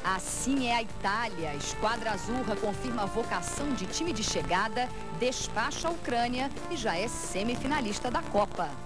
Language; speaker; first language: Portuguese; native; Portuguese